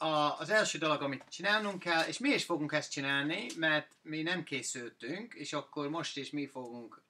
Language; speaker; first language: Hungarian; non-native, fluent; English